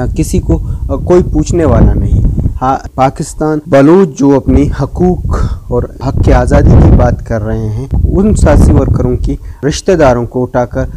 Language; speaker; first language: Urdu; non-native, local second language; Baluchi